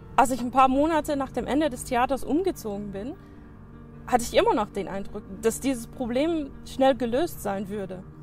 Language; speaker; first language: German; non-native, fluent; English